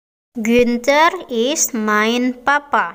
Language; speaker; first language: German; non-native, learner; Indonesian